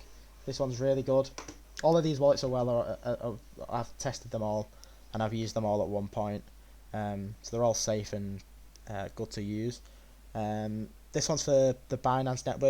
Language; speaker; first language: English; native; English